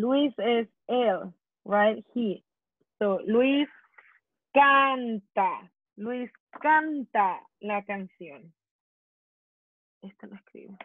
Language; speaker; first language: Spanish; non-native, fluent; English